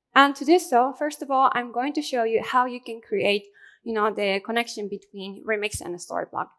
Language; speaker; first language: English; non-native, fluent; Japanese